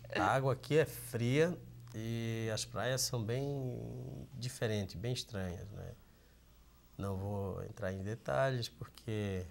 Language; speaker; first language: Portuguese; native; Portuguese